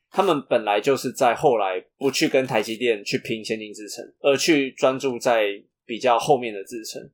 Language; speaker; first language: Chinese; native; Chinese